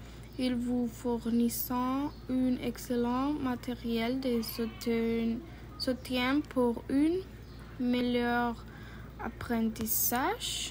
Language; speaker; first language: French; non-native, learner; Spanish